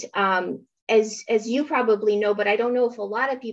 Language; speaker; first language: English; early bilingual, other home language; Romanian